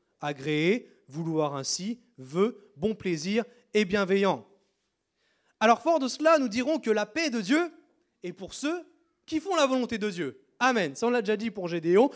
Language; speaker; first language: French; native; French